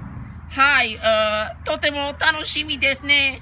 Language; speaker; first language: Japanese; non-native, learner; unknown